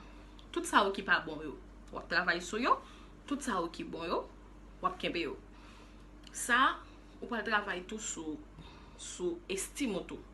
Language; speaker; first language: French; non-native, local second language; Haitian Creole